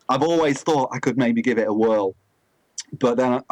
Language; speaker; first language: English; native; English